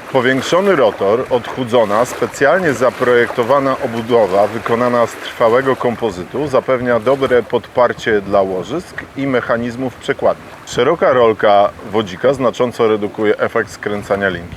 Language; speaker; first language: Polish; native; Polish